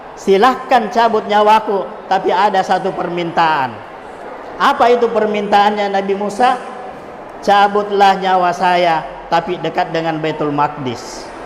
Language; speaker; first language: Indonesian; non-native, local second language; Buginese